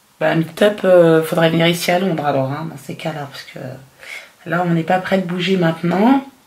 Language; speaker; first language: French; native; French